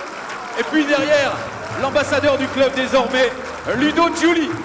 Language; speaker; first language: French; native; French